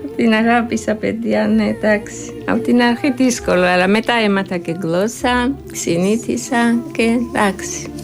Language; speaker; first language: Greek; non-native, learner; Georgian